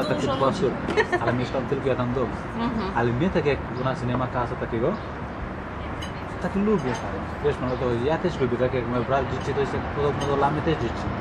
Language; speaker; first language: Polish; non-native, learner; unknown